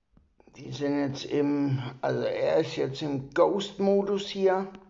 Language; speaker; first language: German; native; German